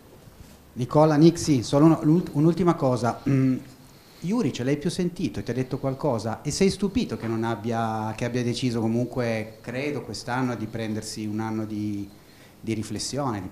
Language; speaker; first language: Italian; native; Italian